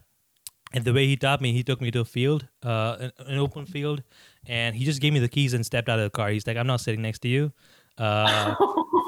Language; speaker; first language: English; non-native, local second language; Gujarati